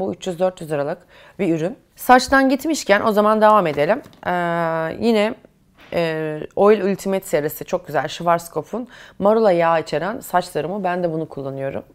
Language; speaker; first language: Turkish; native; Turkish